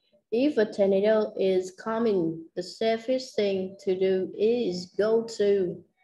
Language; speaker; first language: English; non-native, fluent; Vietnamese